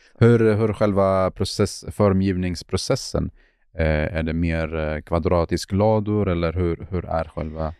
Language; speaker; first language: Swedish; non-native, fluent; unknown